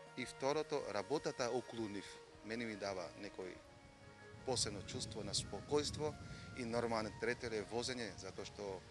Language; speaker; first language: Macedonian; non-native, fluent; Vietnamese